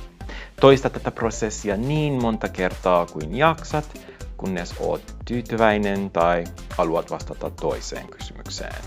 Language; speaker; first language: Finnish; non-native, fluent; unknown